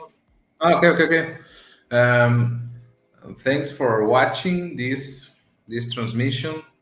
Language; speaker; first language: English; non-native, learner; Spanish